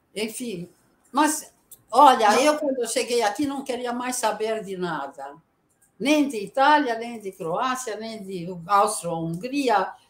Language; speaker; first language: Portuguese; early bilingual, other home language; Italian